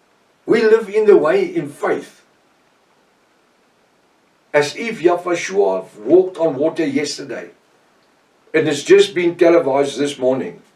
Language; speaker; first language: English; non-native, local second language; Afrikaans